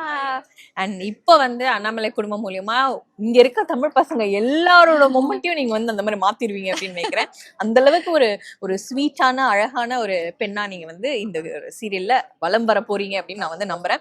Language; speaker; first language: Tamil; native; Tamil